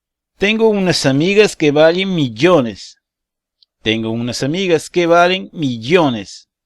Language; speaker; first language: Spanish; non-native, learner; Portuguese